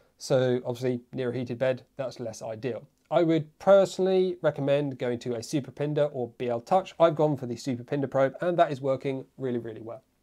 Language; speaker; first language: English; native; English